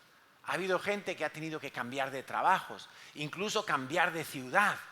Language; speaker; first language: Spanish; native; Spanish